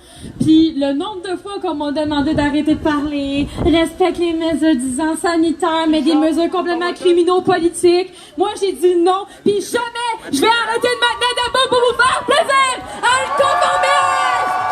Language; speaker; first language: French; native; French